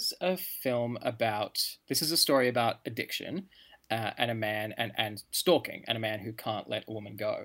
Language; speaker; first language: English; native; English